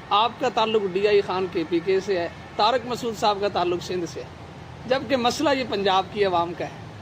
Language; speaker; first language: Urdu; non-native, local second language; Punjabi